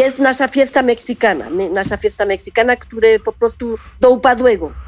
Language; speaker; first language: Polish; non-native, learner; Spanish